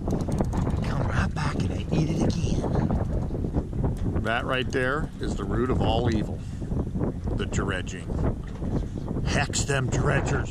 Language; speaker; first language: English; native; English